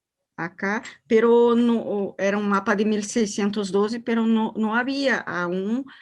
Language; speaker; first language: Spanish; non-native, learner; Portuguese